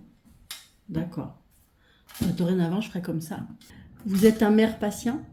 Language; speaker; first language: French; native; French